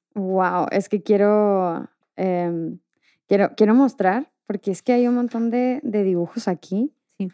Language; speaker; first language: Spanish; native; Spanish